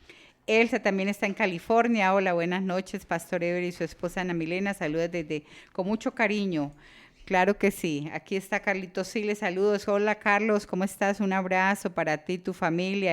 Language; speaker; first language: Spanish; native; Spanish